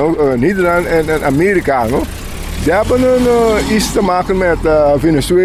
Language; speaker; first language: Dutch; non-native, local second language; Papiamento